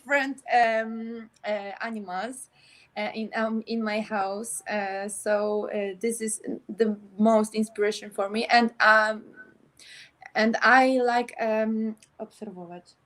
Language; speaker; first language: English; non-native, learner; Polish